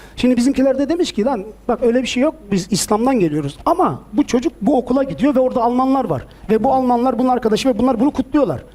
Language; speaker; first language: Turkish; early bilingual, heritage; Turkish